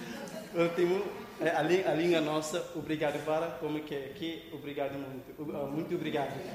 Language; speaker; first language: Portuguese; non-native, local second language; Tetum